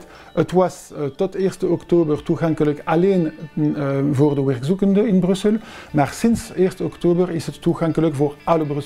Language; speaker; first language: Dutch; non-native, local second language; French